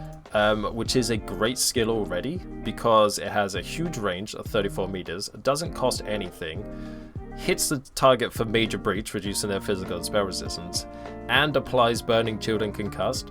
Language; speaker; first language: English; native; English